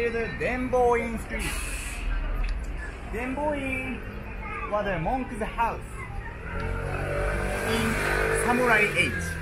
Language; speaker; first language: English; non-native, learner; Japanese